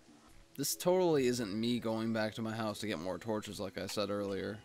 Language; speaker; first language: English; native; English